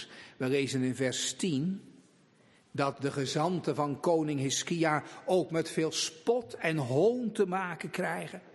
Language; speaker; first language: Dutch; native; Dutch